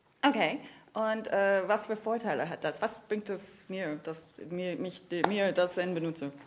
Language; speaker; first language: German; non-native, fluent; English